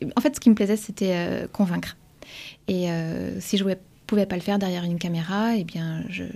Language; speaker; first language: French; native; French